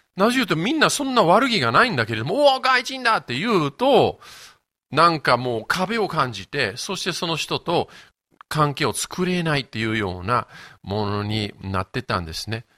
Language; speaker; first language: Japanese; non-native, fluent; English